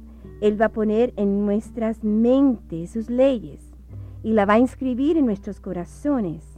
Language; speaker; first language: Spanish; native; Spanish